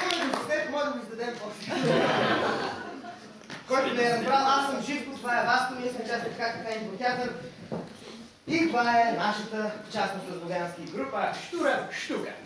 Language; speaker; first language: Bulgarian; native; Bulgarian